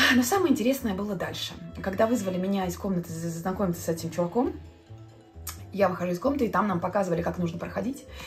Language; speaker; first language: Russian; non-native, local second language; Latvian